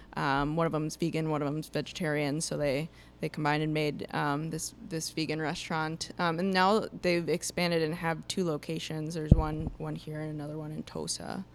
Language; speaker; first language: English; native; English